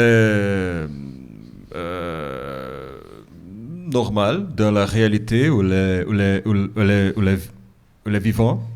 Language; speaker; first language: French; non-native, fluent; Portuguese